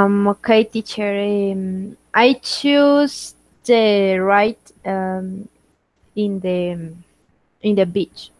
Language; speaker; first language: English; non-native, learner; Spanish